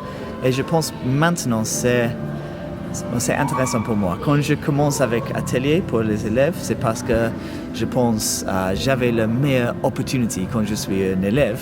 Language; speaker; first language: French; non-native, learner; English